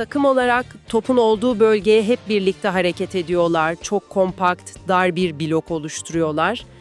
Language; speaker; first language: Turkish; native; Turkish